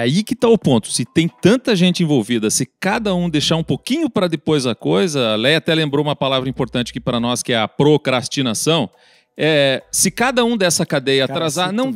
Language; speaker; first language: Portuguese; native; Portuguese